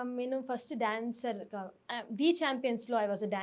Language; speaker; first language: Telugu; non-native, learner; Tamil